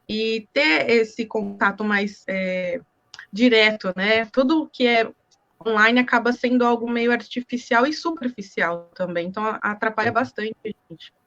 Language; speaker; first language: Portuguese; native; Portuguese